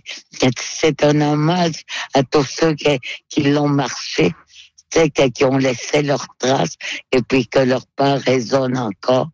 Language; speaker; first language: French; non-native, local second language; Innu-aimun